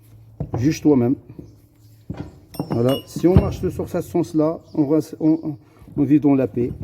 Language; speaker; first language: French; non-native, fluent; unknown